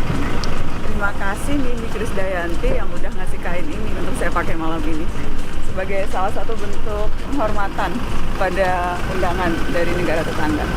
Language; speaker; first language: Indonesian; native; Indonesian